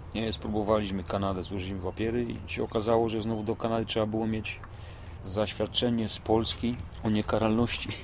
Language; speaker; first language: Polish; native; Polish